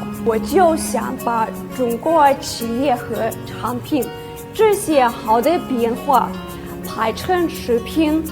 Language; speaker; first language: Chinese; non-native, fluent; Russian